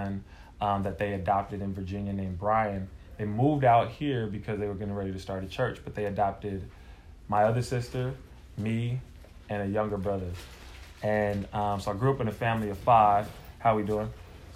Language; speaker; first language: English; native; English